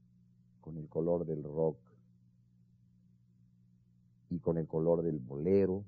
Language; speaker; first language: Spanish; native; Spanish